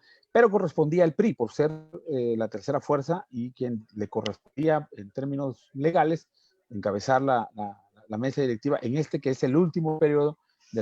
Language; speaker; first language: Spanish; native; Spanish